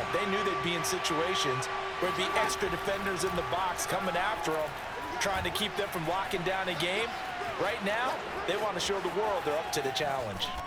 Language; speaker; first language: English; native; English